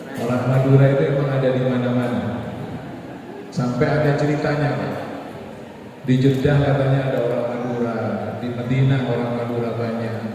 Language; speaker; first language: Indonesian; non-native, local second language; Madurese